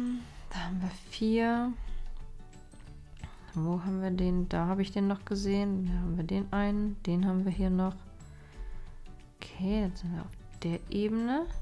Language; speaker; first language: German; native; German